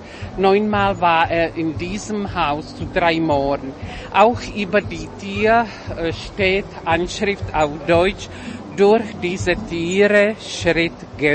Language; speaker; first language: German; non-native, fluent; Czech